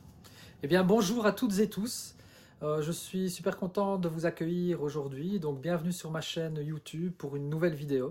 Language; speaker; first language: French; native; French